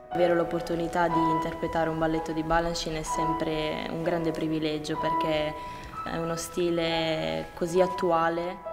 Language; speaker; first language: Italian; native; Italian